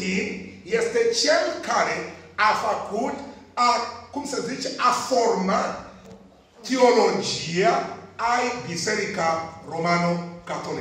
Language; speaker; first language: Romanian; non-native, fluent; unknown